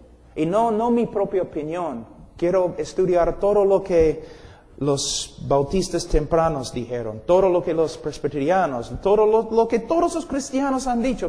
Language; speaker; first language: Spanish; non-native, fluent; English